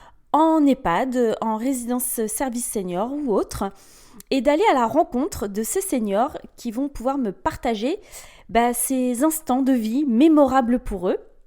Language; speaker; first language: French; native; French